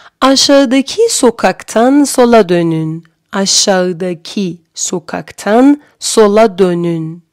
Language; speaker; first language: Turkish; non-native, fluent; Persian